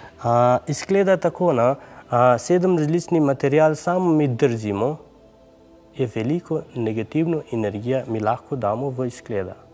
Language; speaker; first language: Slovenian; non-native, learner; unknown